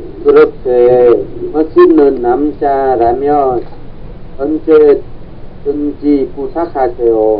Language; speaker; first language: Korean; non-native, learner; Vietnamese